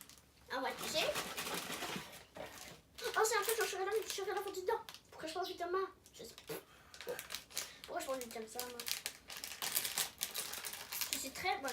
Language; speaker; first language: French; native; French